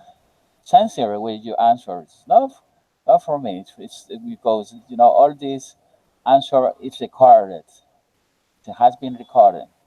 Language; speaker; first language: English; non-native, learner; Spanish